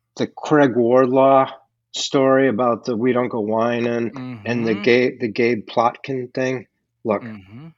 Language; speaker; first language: English; native; English